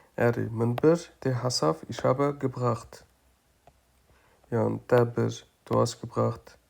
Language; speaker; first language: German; non-native, fluent; Kurdish